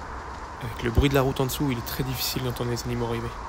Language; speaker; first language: French; native; French